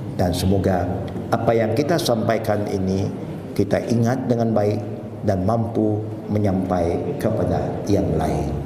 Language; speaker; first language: Malay; non-native, local second language; Chinese